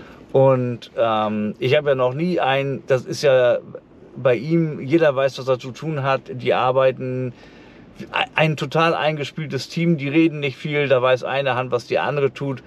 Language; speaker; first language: German; native; German